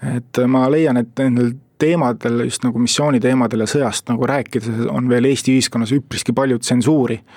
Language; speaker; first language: Estonian; native; Estonian